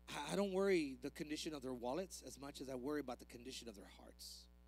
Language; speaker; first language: English; early bilingual, other home language; Spanish